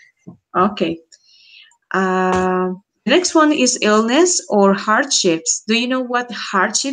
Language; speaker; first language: English; non-native, fluent; Spanish